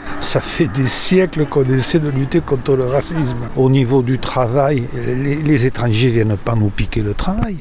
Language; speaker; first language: French; native; French